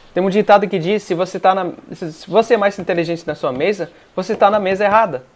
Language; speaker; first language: Portuguese; non-native, fluent; English